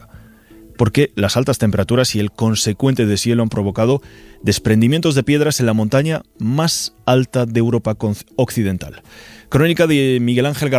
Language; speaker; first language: Spanish; native; Spanish